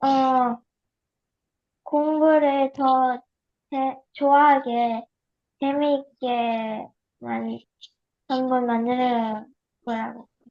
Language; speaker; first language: Korean; early bilingual, heritage; Korean